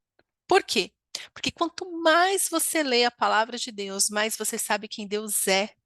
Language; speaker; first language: Portuguese; native; Portuguese